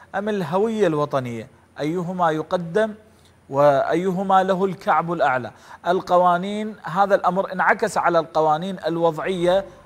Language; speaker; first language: Arabic; native; Arabic